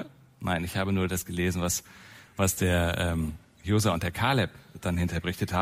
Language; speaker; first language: German; native; German